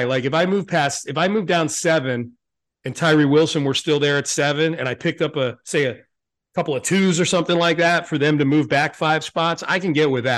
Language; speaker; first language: English; native; English